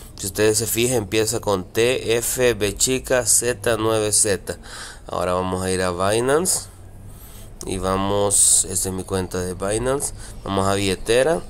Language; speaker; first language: Spanish; native; Spanish